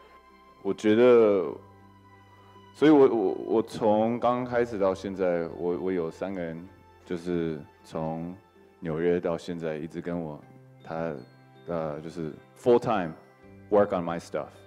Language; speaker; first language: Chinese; early bilingual, heritage; English